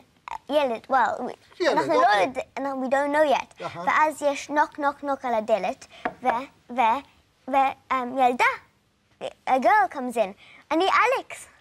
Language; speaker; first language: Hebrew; early bilingual, heritage; English